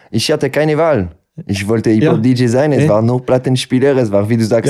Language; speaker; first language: German; non-native, local second language; French